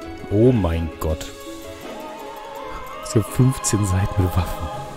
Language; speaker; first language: German; native; German